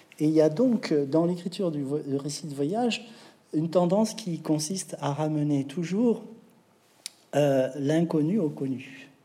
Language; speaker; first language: French; native; French